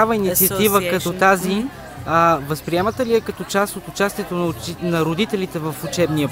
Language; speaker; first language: Bulgarian; native; Bulgarian